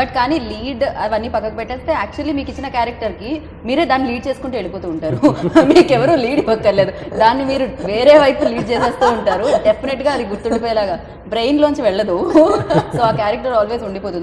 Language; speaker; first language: Telugu; native; Telugu